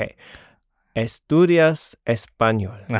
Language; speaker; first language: Spanish; non-native, learner; English